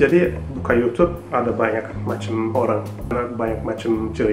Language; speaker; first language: Indonesian; non-native, fluent; Turkish